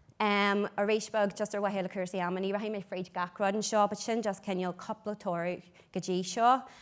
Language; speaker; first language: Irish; non-native, local second language; English